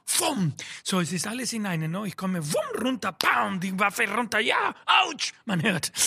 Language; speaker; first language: German; non-native, fluent; Spanish